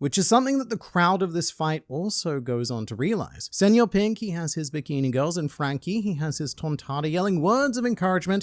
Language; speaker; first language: English; native; English